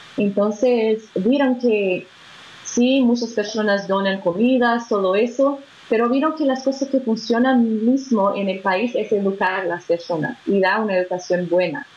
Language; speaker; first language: Spanish; non-native, fluent; Portuguese